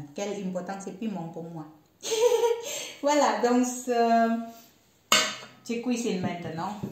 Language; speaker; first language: French; non-native, learner; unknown